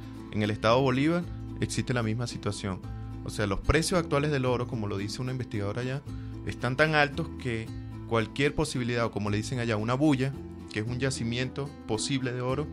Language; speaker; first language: Spanish; native; Spanish